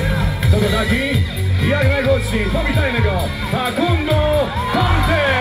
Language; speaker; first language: Polish; native; Polish